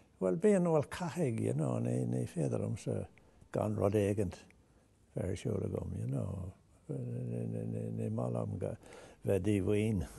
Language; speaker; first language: Irish; non-native, local second language; English